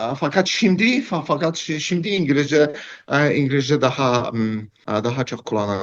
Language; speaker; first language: Turkish; non-native, learner; Russian